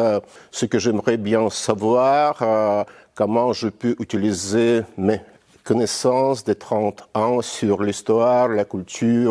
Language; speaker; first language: French; non-native, fluent; Russian